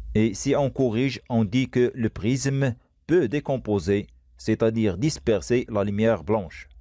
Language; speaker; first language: French; non-native, local second language; Arabic